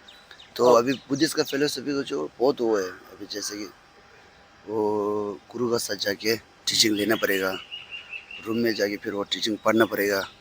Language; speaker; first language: Hindi; non-native, local second language; Tibetan